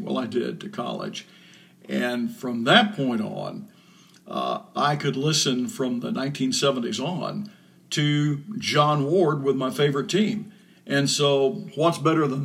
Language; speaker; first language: English; native; English